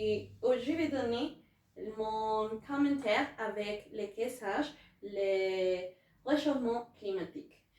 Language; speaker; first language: French; non-native, learner; Spanish